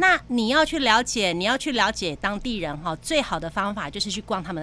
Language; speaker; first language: Chinese; native; Chinese